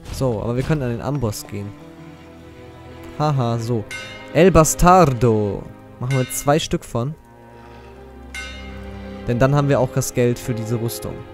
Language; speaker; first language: German; native; German